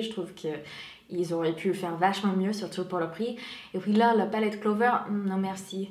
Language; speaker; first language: French; non-native, fluent; English